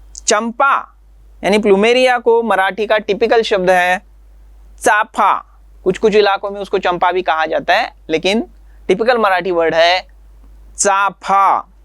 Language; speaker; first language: Hindi; non-native, local second language; Marathi